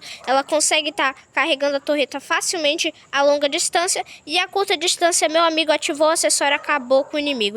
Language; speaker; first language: Portuguese; native; Portuguese